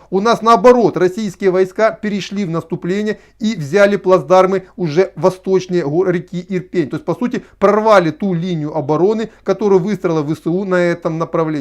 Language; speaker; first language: Russian; native; Russian